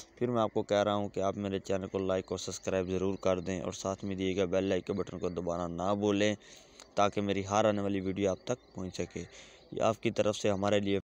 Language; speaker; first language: Urdu; non-native, local second language; Punjabi